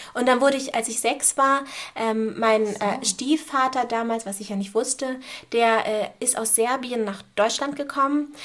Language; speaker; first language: German; native; German